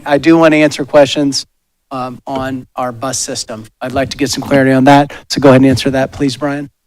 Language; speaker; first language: English; native; English